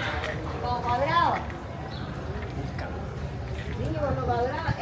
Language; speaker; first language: Spanish; native; Spanish